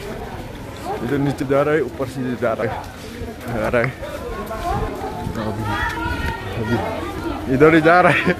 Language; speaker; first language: Hindi; non-native, learner; Nepali